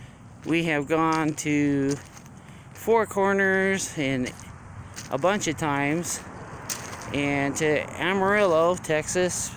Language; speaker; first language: English; native; English